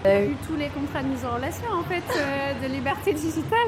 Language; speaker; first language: French; native; French